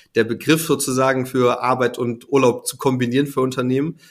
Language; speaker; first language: German; native; German